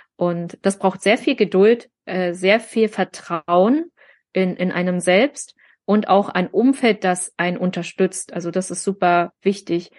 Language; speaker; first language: German; early bilingual, other home language; Vietnamese